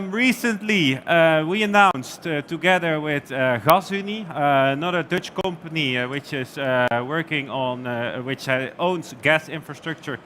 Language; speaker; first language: English; non-native, fluent; Dutch